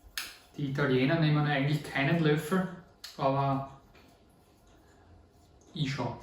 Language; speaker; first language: German; native; German